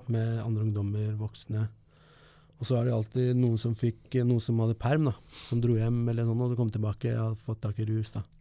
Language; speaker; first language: Norwegian; early bilingual, other home language; Kurdish